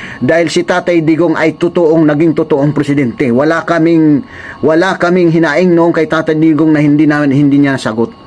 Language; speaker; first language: Filipino; non-native, local second language; Waray